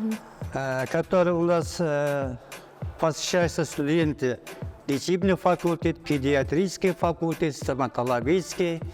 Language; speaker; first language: Russian; non-native, local second language; Uzbek